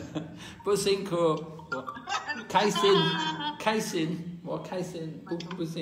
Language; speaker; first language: Chinese; non-native, fluent; English